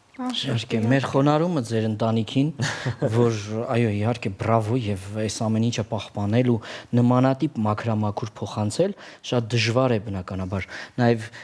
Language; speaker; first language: Armenian; native; Armenian